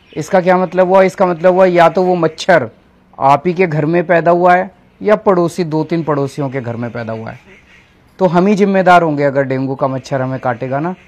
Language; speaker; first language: Hindi; native; Hindi